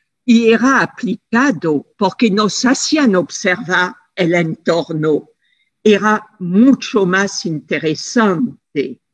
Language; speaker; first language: Spanish; non-native, fluent; French